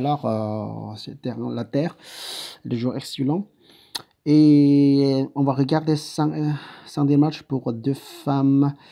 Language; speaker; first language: French; non-native, learner; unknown